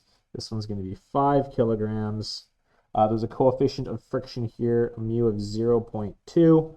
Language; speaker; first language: English; native; English